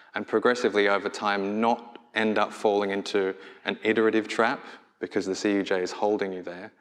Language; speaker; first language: English; native; English